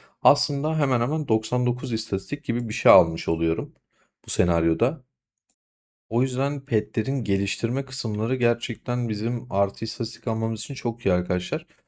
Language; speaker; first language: Turkish; native; Turkish